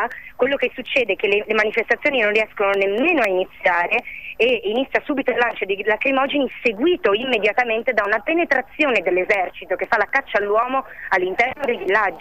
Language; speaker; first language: Italian; native; Italian